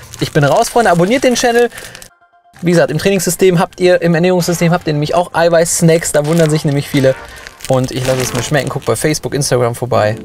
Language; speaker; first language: German; early bilingual, other home language; Polish